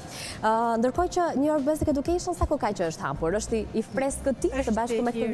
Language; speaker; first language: Albanian; native; Albanian